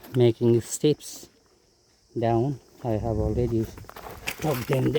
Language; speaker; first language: English; non-native, learner; Nepali